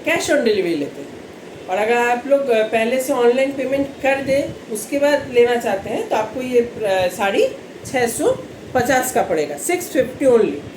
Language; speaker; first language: Hindi; non-native, local second language; Bangla